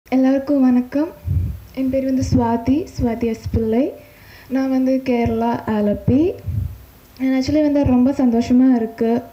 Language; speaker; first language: Tamil; non-native, learner; Malayalam